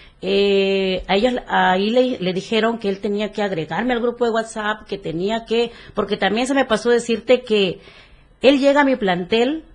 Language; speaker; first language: Spanish; native; Spanish